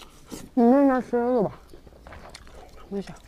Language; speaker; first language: Chinese; native; Chinese